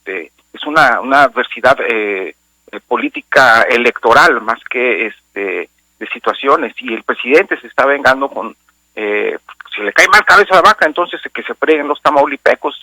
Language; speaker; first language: Spanish; native; Spanish